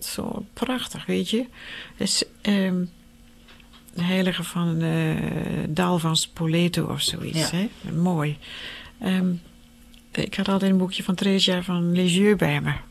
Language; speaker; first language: Dutch; native; Dutch